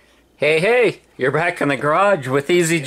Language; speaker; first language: English; native; English